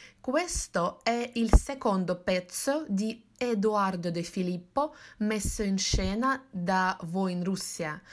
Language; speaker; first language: Italian; non-native, fluent; Russian